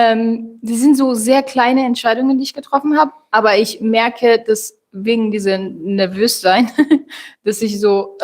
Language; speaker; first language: German; non-native, fluent; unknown